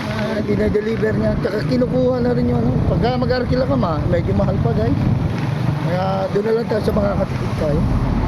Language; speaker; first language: Filipino; native; Filipino